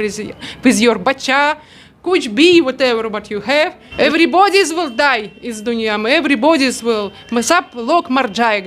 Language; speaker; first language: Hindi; non-native, learner; Russian